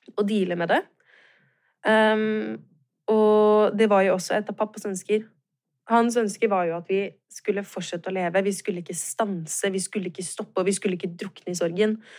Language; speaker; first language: Norwegian; native; Norwegian